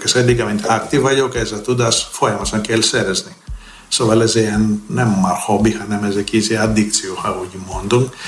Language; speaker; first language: Hungarian; non-native, fluent; Greek